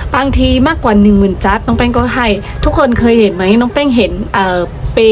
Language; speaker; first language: Thai; non-native, fluent; Burmese